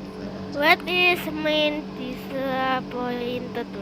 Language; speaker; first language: English; non-native, learner; Indonesian